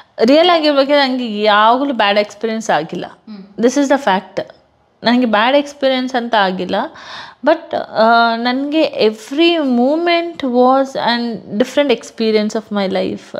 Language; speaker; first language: Kannada; non-native, local second language; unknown